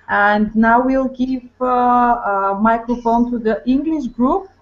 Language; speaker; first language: English; non-native, fluent; Bulgarian